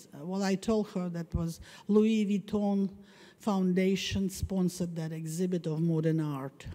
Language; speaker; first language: English; non-native, fluent; Russian